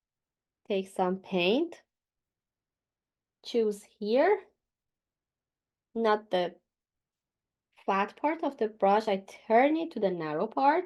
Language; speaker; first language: English; non-native, fluent; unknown